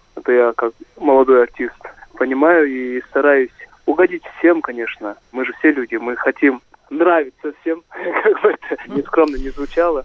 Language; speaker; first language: Russian; non-native, local second language; Kazakh